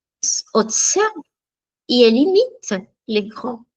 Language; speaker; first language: French; non-native, fluent; Spanish